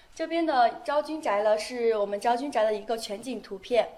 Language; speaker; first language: Chinese; native; Chinese